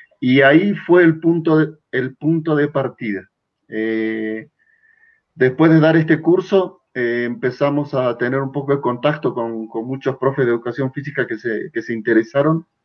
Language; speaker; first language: Spanish; native; Spanish